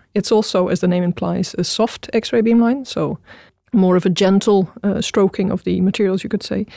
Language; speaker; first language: English; non-native, fluent; Dutch